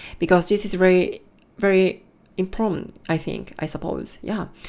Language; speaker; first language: English; non-native, learner; Japanese